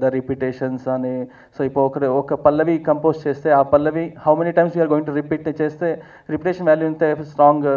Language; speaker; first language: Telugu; non-native, learner; Kannada